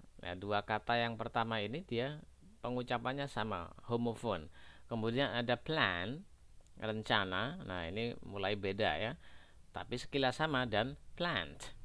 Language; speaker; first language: Indonesian; native; Indonesian